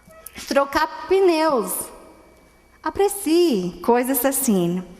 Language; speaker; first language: Portuguese; non-native, fluent; English